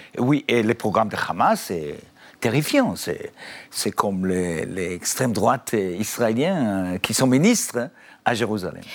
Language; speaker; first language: French; non-native, fluent; Hebrew